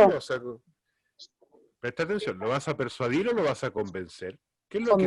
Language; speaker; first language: Spanish; native; Spanish